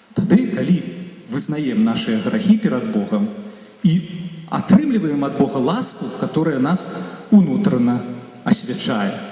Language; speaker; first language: Belarusian; native; Belarusian